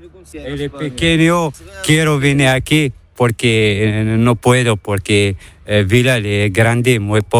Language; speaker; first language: Spanish; non-native, learner; Arabic